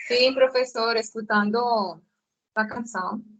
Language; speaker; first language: Portuguese; non-native, learner; Spanish